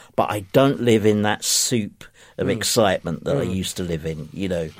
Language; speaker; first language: English; native; English